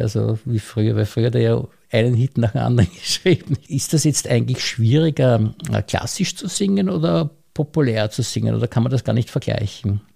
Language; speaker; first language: German; native; German